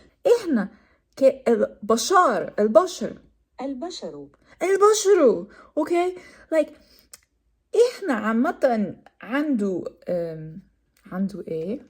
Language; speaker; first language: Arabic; non-native, learner; English